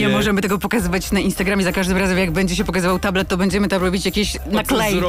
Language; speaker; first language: Polish; native; Polish